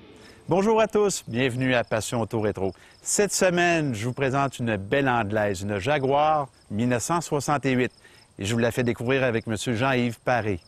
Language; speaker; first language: French; native; French